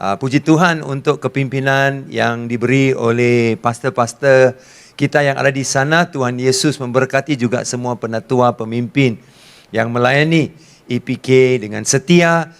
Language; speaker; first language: Malay; non-native, local second language; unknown